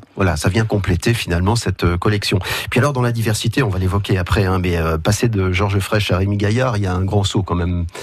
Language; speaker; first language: French; native; French